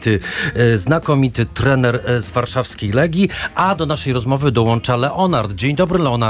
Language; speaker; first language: Polish; native; Polish